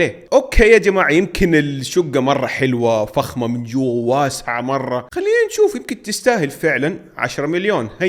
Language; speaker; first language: Arabic; native; Arabic